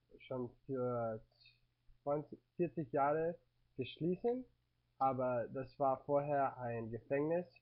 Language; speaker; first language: German; non-native, learner; English